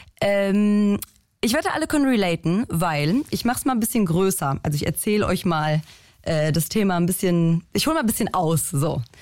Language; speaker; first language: German; early bilingual, other home language; Polish